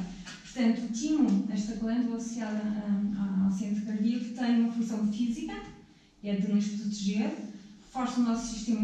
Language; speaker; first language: Portuguese; native; Portuguese